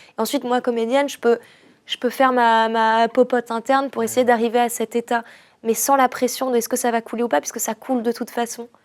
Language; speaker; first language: French; native; French